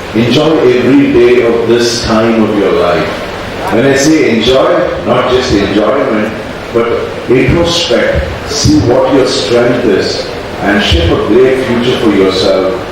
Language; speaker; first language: English; non-native, local second language; Kannada